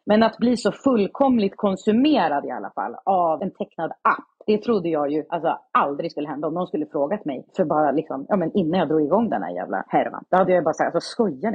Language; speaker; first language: Swedish; native; Swedish